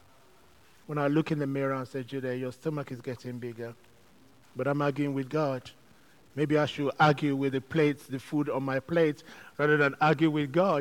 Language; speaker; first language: English; non-native, local second language; Yoruba